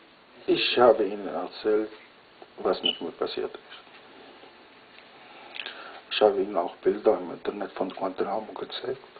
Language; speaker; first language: German; non-native, fluent; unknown